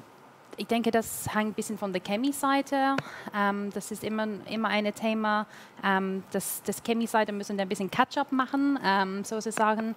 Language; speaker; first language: German; non-native, learner; English